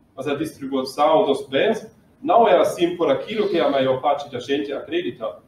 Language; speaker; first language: Portuguese; non-native, learner; German